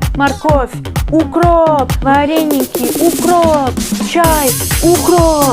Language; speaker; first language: Russian; non-native, learner; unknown